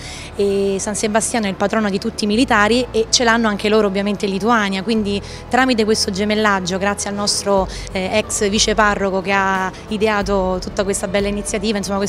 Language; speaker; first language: Italian; native; Italian